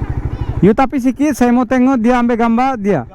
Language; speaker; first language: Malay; non-native, learner; Bangla